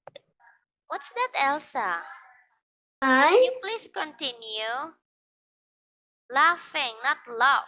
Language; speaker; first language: English; non-native, fluent; Filipino